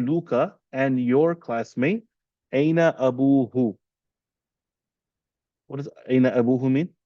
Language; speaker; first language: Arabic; non-native, fluent; English